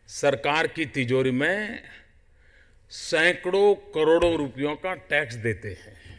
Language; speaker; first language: Hindi; non-native, local second language; Gujarati